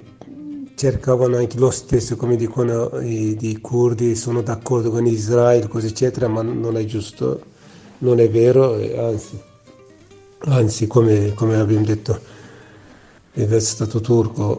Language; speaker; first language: Italian; non-native, learner; Kurdish